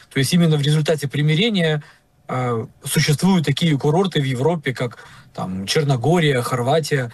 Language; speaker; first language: Russian; native; Russian